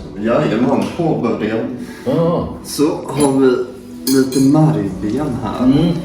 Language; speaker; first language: Swedish; native; Swedish